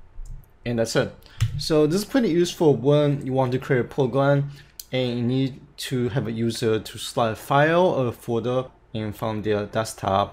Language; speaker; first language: English; non-native, fluent; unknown